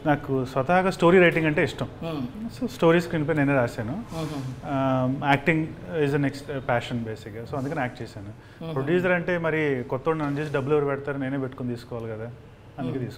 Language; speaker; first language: Telugu; native; Telugu